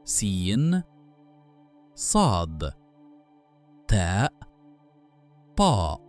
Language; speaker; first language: Arabic; non-native, learner; English